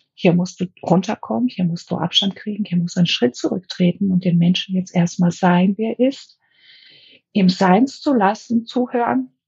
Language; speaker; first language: German; non-native, fluent; Greek